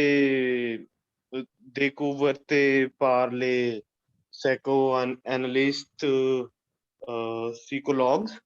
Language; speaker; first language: French; non-native, learner; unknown